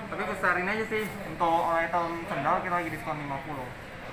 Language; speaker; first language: Indonesian; native; Indonesian